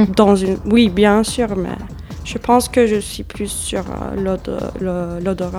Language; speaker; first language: French; non-native, fluent; Turkish